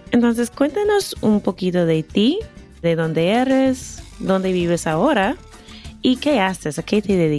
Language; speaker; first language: Spanish; non-native, fluent; English